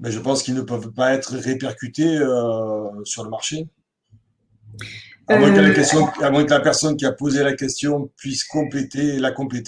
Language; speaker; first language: French; native; French